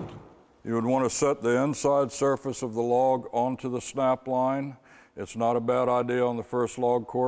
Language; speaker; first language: English; native; English